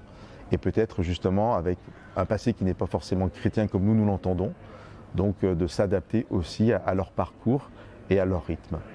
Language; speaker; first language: French; native; French